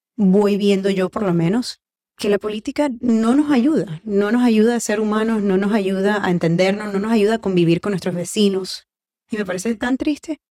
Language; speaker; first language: Spanish; native; Spanish